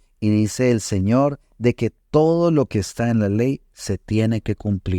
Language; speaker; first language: Spanish; native; Spanish